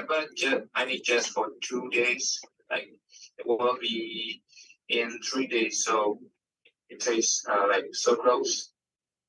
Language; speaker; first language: English; non-native, learner; Vietnamese